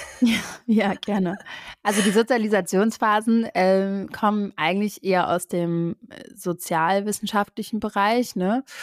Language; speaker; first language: German; native; German